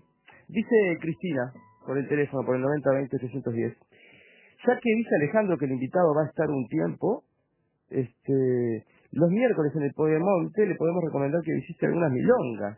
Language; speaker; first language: Spanish; native; Spanish